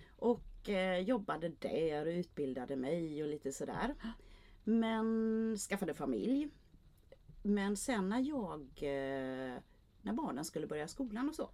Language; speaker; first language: Swedish; native; Swedish